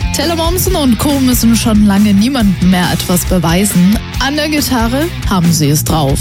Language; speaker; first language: German; native; German